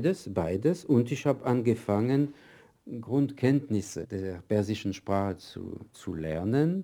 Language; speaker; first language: German; non-native, fluent; French